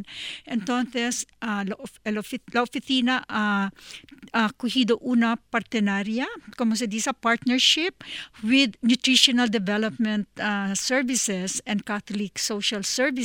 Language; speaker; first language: Spanish; non-native, learner; English